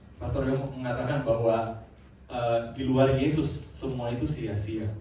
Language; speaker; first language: Indonesian; native; Indonesian